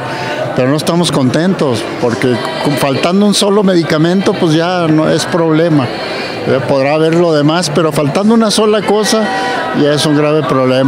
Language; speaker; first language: Spanish; native; Spanish